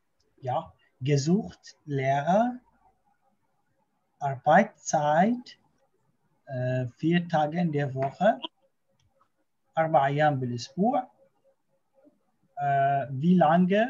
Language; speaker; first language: German; non-native, fluent; Arabic